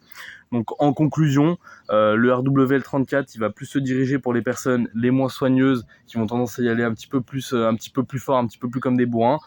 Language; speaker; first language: French; native; French